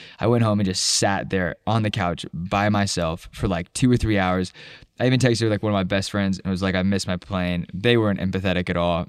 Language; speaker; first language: English; native; English